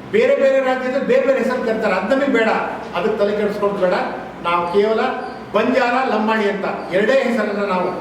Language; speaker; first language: Kannada; non-native, local second language; Lambadi